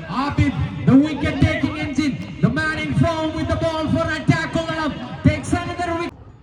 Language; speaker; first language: English; non-native, local second language; Malayalam